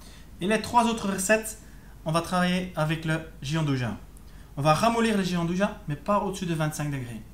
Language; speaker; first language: French; native; French